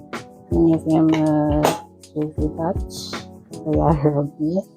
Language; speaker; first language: Polish; non-native, learner; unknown